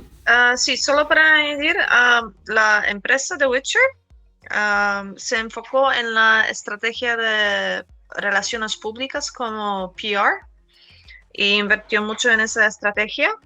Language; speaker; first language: Spanish; non-native, fluent; Polish